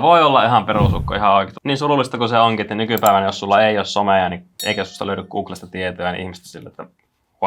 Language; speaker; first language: Finnish; native; Finnish